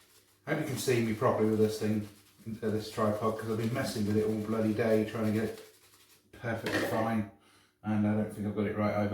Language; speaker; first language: English; native; English